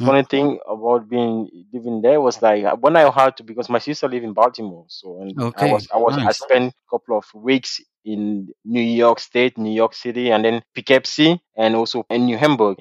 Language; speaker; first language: English; non-native, local second language; French